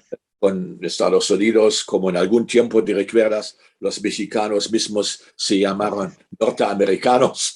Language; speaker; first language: Spanish; non-native, fluent; German